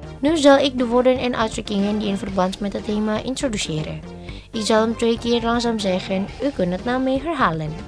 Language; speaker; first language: Dutch; non-native, learner; Indonesian